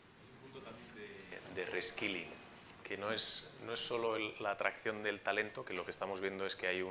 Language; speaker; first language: Spanish; native; Spanish